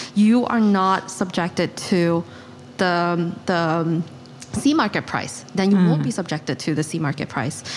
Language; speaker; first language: English; non-native, local second language; Chinese